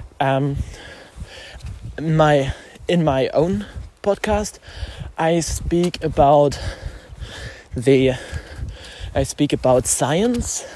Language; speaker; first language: English; non-native, learner; German